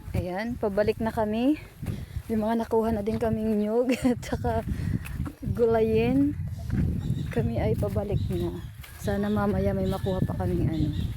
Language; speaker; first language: Filipino; non-native, local second language; Bikol